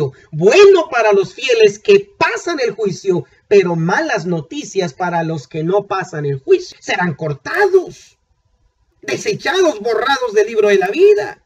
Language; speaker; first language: Spanish; native; Spanish